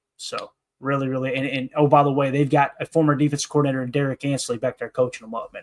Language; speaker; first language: English; native; English